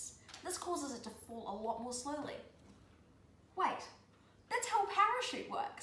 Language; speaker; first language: English; native; English